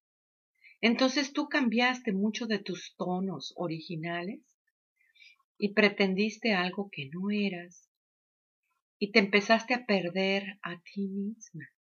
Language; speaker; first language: Spanish; native; Spanish